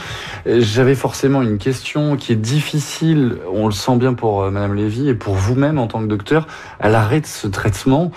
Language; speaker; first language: French; native; French